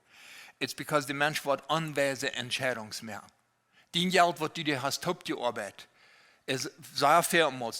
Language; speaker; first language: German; non-native, learner; Low German